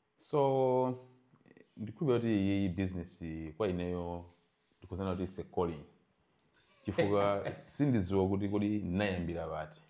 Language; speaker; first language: Nyanja; native; Nyanja